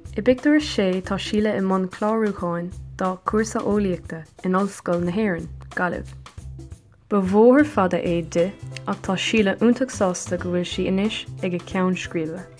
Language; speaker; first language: Irish; non-native, local second language; English